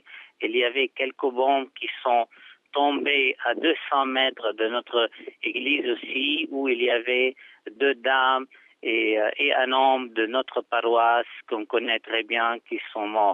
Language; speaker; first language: French; non-native, fluent; Arabic